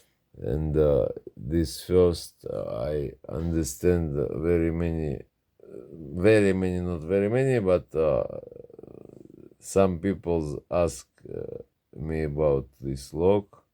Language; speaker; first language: English; non-native, learner; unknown